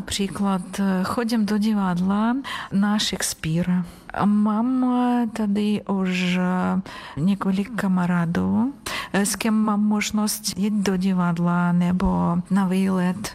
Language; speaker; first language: Czech; non-native, learner; Ukrainian